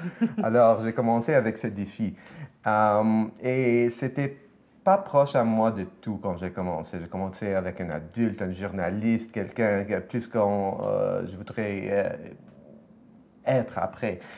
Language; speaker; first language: French; non-native, fluent; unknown